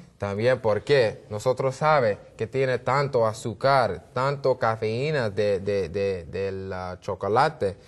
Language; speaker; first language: Spanish; non-native, learner; English